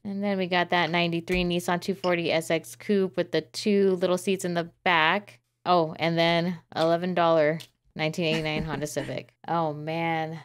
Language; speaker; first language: English; native; English